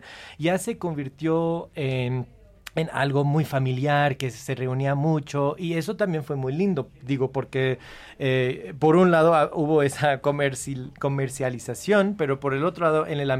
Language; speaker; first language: Spanish; non-native, fluent; English